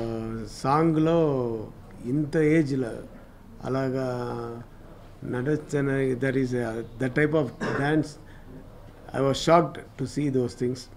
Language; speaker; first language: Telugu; non-native, learner; Tamil